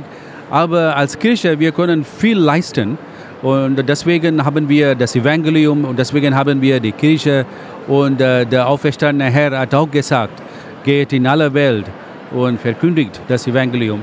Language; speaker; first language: German; non-native, fluent; Tamil